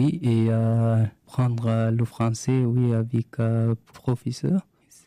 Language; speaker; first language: French; non-native, learner; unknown